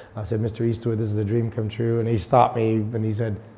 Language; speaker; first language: English; native; English